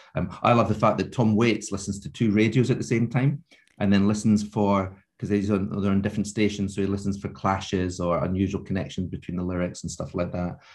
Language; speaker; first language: English; native; English